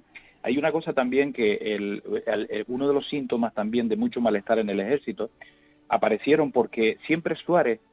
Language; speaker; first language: Spanish; native; Spanish